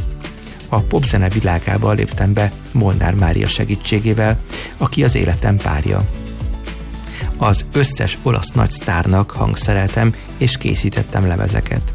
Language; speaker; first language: Hungarian; native; Hungarian